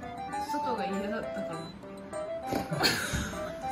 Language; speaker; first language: Japanese; native; Japanese